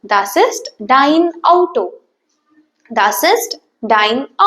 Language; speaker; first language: German; non-native, fluent; Tamil